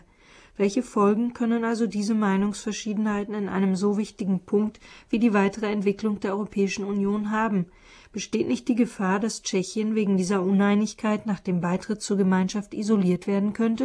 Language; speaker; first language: German; native; German